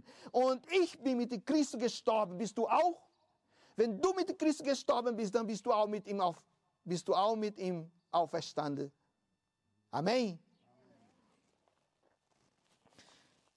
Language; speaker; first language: German; non-native, fluent; Portuguese